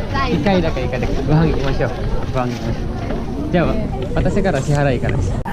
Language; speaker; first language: Japanese; non-native, learner; Sundanese